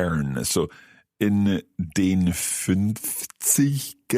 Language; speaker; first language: German; non-native, learner; English